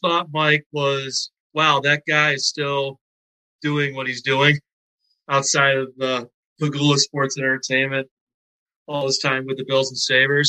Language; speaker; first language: English; native; English